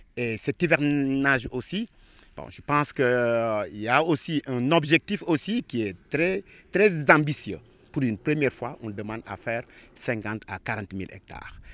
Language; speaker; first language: French; non-native, local second language; Wolof